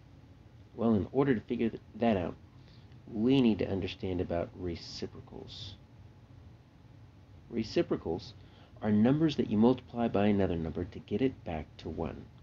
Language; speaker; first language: English; native; English